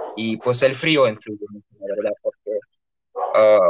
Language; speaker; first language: Spanish; non-native, fluent; Russian